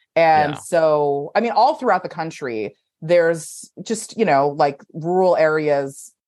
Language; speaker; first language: English; native; English